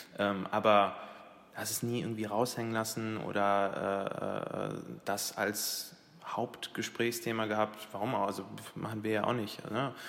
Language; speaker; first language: German; early bilingual, other home language; Arabic